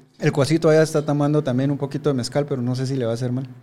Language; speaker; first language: Spanish; native; Spanish